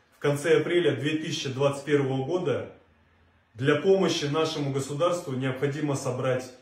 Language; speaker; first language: Russian; non-native, local second language; Kyrgyz